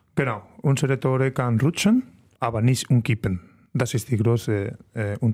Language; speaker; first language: German; non-native, learner; Spanish